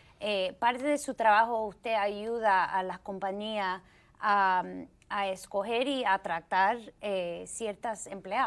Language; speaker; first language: Spanish; early bilingual, heritage; Spanish